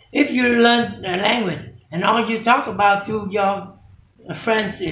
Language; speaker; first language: English; non-native, fluent; Vietnamese